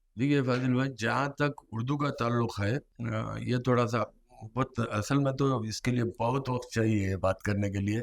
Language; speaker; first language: Urdu; native; Urdu